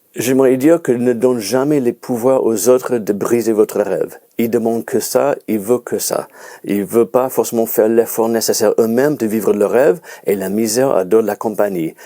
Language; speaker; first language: French; non-native, fluent; English